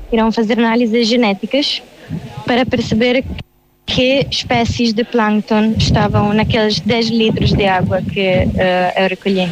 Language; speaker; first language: Portuguese; non-native, fluent; Italian